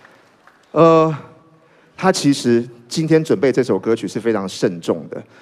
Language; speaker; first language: Chinese; native; Chinese